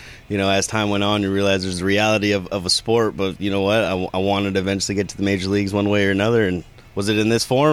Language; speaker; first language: English; early bilingual, other home language; Spanish